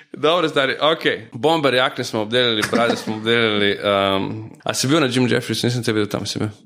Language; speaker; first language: Slovenian; early bilingual, other home language; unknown